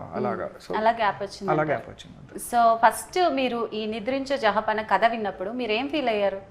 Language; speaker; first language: Telugu; native; Telugu